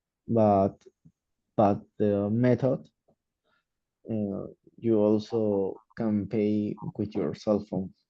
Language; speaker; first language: English; non-native, learner; Spanish